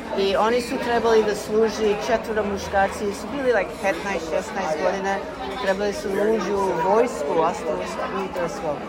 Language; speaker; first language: Serbian; early bilingual, heritage; Serbian